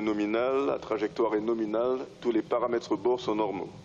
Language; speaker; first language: French; native; French